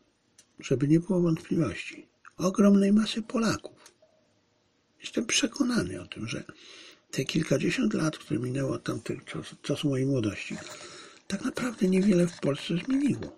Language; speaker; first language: Polish; native; Polish